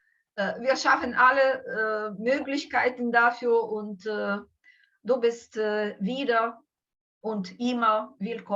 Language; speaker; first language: German; non-native, fluent; Ukrainian